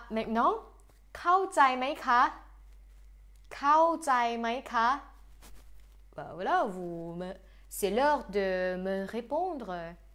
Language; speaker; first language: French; non-native, fluent; Thai